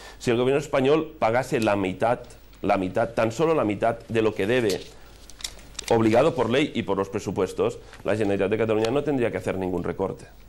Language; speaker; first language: Spanish; non-native, local second language; Catalan